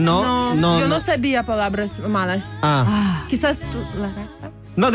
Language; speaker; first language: Spanish; non-native, learner; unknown